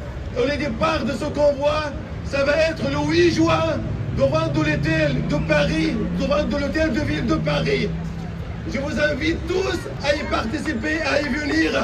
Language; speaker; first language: French; non-native, fluent; Arabic